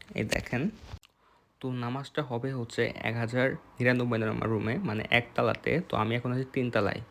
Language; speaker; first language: Bangla; native; Bangla